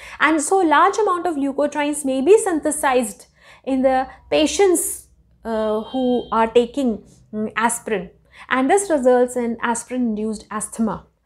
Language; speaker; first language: English; non-native, local second language; Hindi